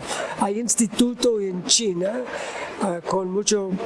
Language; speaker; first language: Spanish; non-native, learner; English